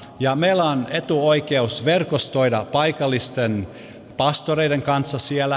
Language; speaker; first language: Finnish; early bilingual, heritage; Finnish